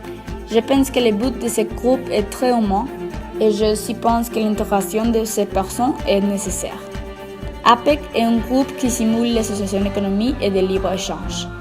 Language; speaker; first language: French; non-native, fluent; Spanish